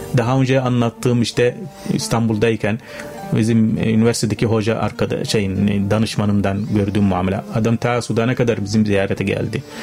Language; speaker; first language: Turkish; non-native, fluent; Arabic